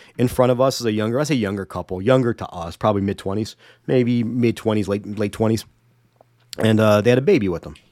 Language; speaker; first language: English; native; English